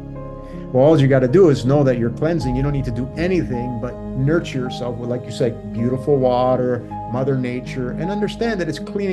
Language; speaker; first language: English; native; English